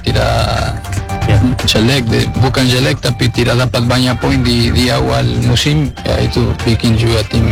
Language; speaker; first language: Indonesian; non-native, fluent; Spanish